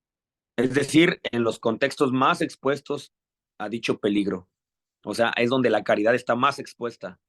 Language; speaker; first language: Spanish; native; Spanish